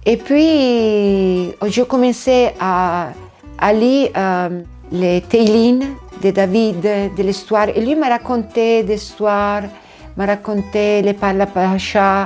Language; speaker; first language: French; non-native, learner; Italian